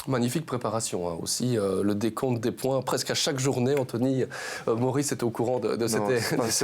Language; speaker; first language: French; native; French